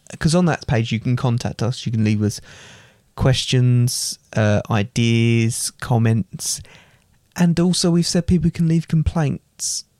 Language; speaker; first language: English; native; English